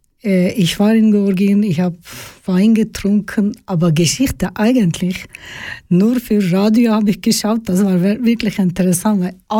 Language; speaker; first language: German; non-native, learner; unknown